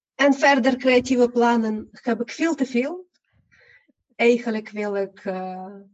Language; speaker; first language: Dutch; non-native, fluent; Ukrainian